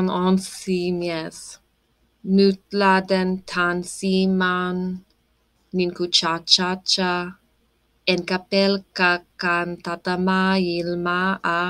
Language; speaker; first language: Finnish; non-native, learner; English